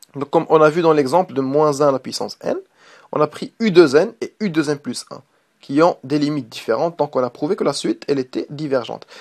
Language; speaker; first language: French; non-native, local second language; Arabic